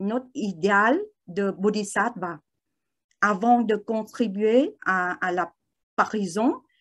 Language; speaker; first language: French; non-native, learner; Vietnamese